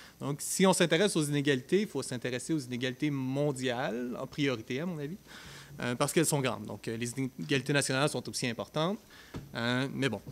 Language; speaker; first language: French; native; French